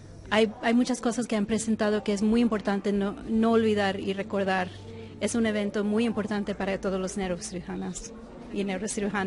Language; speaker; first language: Spanish; early bilingual, heritage; English